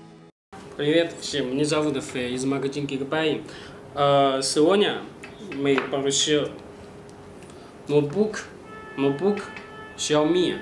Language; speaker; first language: Russian; non-native, learner; Chinese